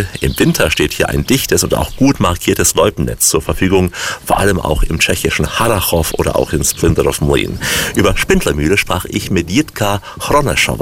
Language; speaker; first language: German; native; German